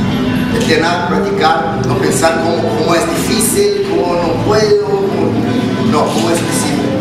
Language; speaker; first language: Spanish; non-native, learner; Portuguese